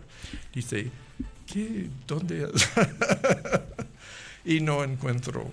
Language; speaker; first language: Spanish; non-native, learner; English